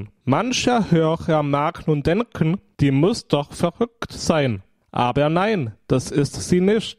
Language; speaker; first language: German; native; German